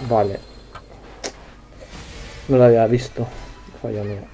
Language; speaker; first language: Spanish; native; Spanish